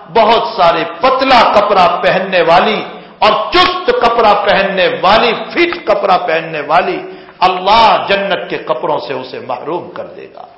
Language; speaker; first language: Urdu; non-native, local second language; Gujarati